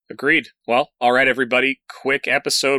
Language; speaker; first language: English; native; English